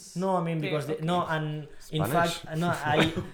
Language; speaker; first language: English; non-native, fluent; Spanish